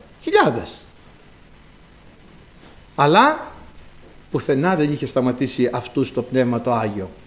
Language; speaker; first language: Greek; native; Greek